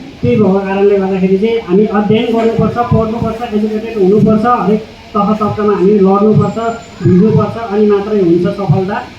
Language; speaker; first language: Nepali; non-native, local second language; Eastern Tamang